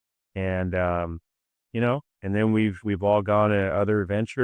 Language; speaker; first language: English; native; English